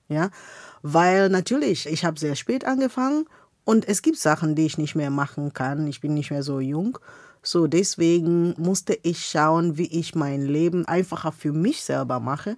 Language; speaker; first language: German; non-native, fluent; Igbo